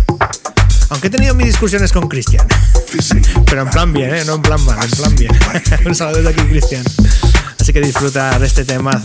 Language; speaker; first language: Spanish; native; Spanish